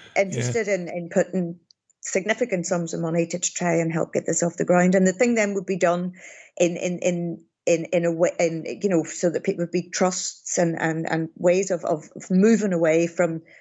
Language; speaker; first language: English; native; English